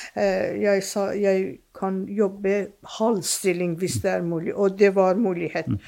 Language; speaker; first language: Norwegian; non-native, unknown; Persian